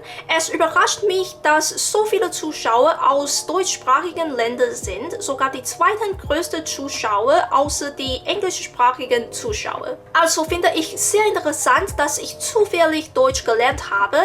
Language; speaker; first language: German; non-native, learner; Chinese